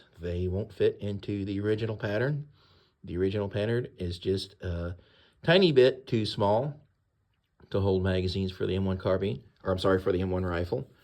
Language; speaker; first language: English; native; English